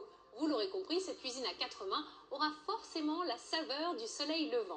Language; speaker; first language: French; native; French